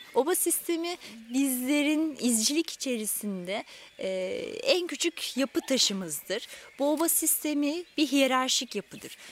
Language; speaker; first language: Turkish; native; Turkish